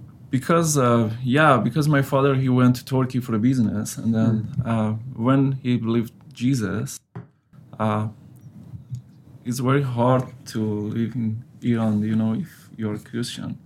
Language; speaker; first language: English; non-native, learner; Persian